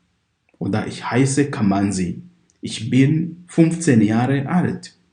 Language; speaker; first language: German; non-native, fluent; Kinyarwanda